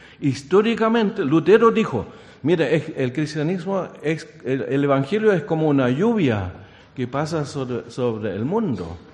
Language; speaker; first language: Spanish; non-native, fluent; German